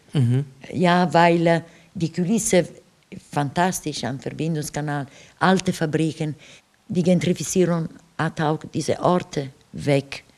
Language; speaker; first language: German; non-native, fluent; Italian